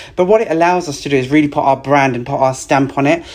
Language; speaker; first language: English; native; English